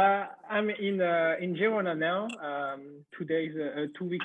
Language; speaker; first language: English; non-native, learner; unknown